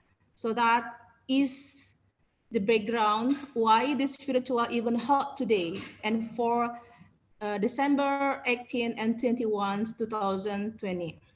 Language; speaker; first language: English; non-native, learner; Indonesian